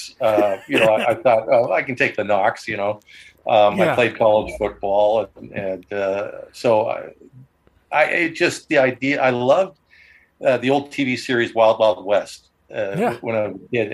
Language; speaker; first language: English; native; English